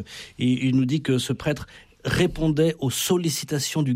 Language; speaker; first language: French; native; French